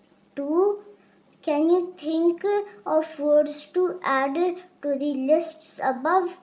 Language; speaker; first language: English; non-native, local second language; Urdu